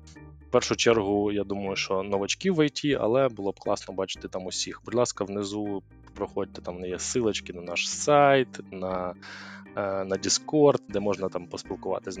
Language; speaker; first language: Ukrainian; native; Ukrainian